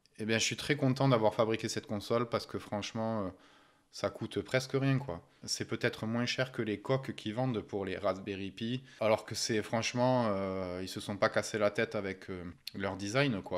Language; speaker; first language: French; native; French